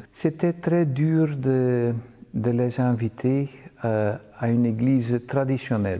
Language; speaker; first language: French; non-native, local second language; Dutch